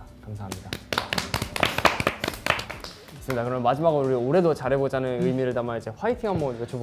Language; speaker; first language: Korean; native; Korean